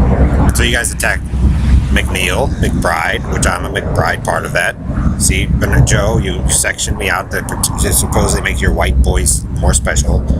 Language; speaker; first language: English; native; English